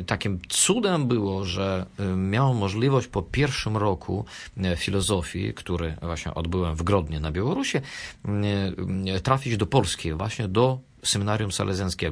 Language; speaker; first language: Polish; non-native, fluent; Russian